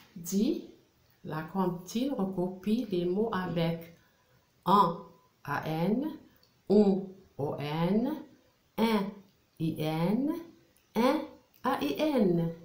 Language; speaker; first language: French; non-native, local second language; Arabic